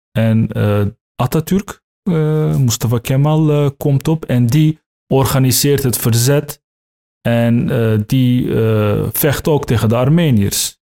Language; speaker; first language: Dutch; early bilingual, other home language; Turkish